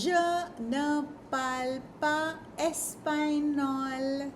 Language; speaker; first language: French; non-native, fluent; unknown